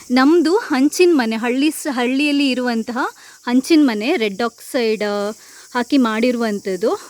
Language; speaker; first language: Kannada; native; Kannada